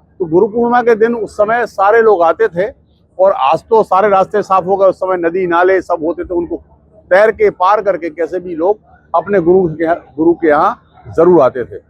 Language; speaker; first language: Hindi; native; Hindi